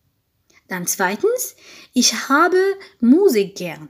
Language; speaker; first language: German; non-native, fluent; French